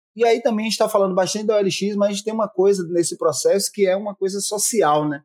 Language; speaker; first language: Portuguese; native; Portuguese